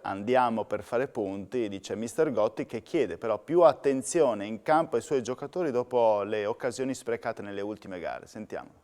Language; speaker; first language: Italian; native; Italian